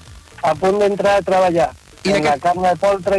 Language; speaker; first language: Catalan; non-native, local second language; Spanish